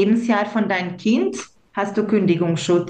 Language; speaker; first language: German; non-native, local second language; Hungarian